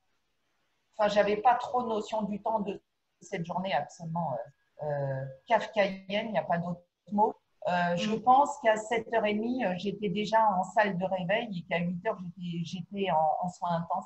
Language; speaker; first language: French; native; French